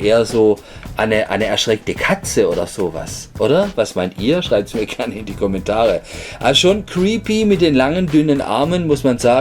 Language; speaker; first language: German; native; German